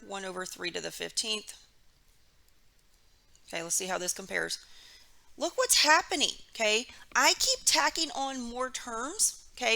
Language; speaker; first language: English; native; English